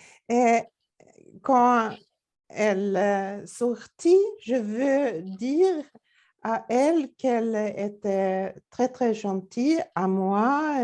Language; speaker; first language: French; non-native, learner; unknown